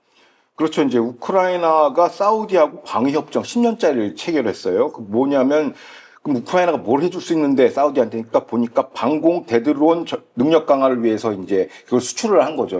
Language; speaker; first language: Korean; native; Korean